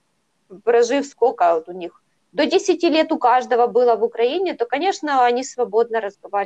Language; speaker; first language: Russian; native; Russian